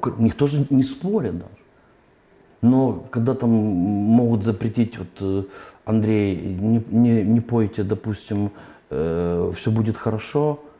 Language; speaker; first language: Russian; native; Russian